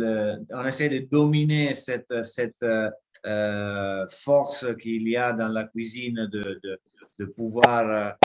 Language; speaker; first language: French; non-native, fluent; Italian